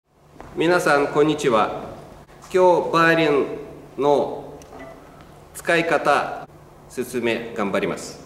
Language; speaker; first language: Japanese; non-native, learner; Russian